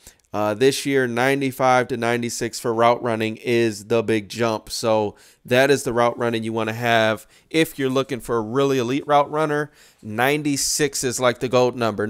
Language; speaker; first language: English; native; English